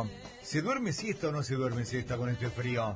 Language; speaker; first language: Spanish; native; Spanish